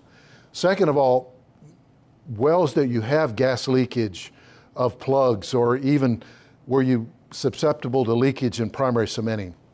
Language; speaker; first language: English; native; English